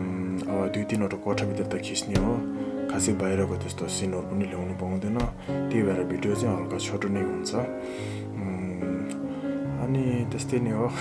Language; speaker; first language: Nepali; non-native, local second language; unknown